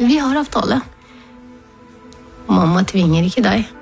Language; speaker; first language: Norwegian; non-native, learner; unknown